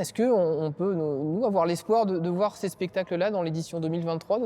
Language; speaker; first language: French; native; French